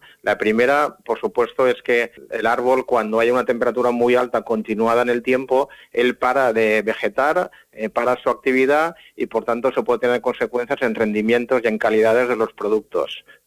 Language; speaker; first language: Spanish; native; Spanish